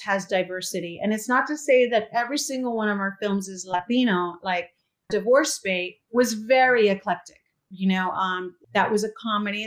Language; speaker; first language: English; native; English